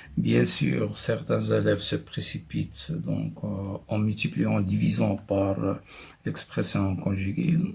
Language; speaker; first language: French; non-native, local second language; Arabic